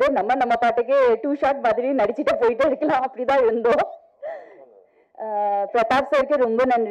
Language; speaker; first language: Tamil; non-native, fluent; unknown